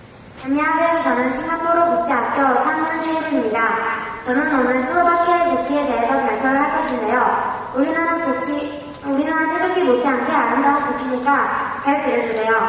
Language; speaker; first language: Korean; early bilingual, heritage; Korean